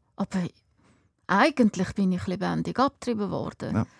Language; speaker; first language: German; native; German